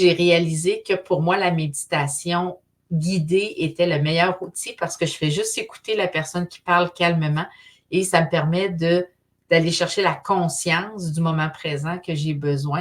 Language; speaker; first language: French; native; French